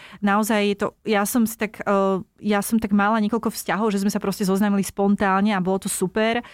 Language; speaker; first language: Slovak; native; Slovak